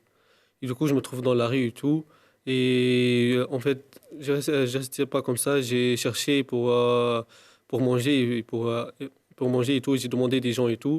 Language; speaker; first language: French; non-native, local second language; Arabic